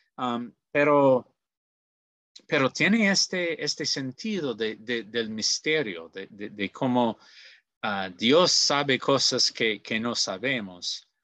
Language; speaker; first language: Spanish; non-native, learner; English